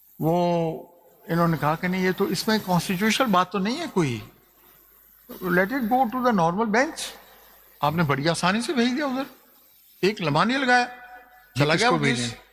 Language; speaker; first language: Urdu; non-native, local second language; Punjabi